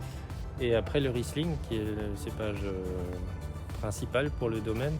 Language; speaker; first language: French; native; French